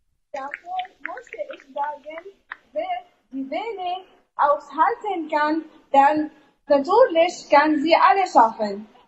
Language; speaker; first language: German; non-native, learner; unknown